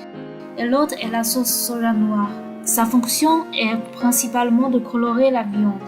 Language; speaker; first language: French; non-native, fluent; Chinese